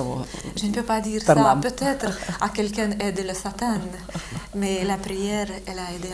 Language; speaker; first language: French; non-native, fluent; Lithuanian